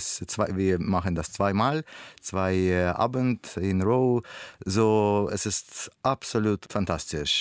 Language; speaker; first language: German; non-native, learner; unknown